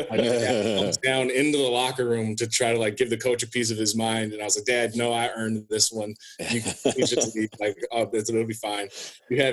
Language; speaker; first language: English; native; English